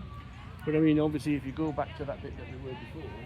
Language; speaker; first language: English; native; English